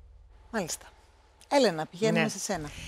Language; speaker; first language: Greek; native; Greek